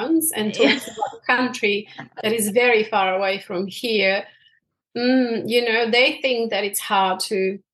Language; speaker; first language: English; non-native, fluent; Bosnian